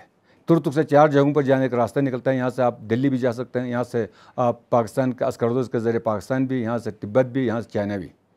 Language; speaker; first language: Hindi; non-native, local second language; Balti